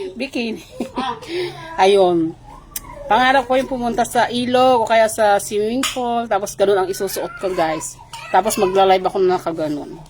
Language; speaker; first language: Filipino; non-native, local second language; Iloko